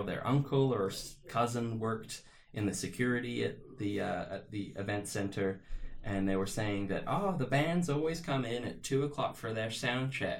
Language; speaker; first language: English; native; English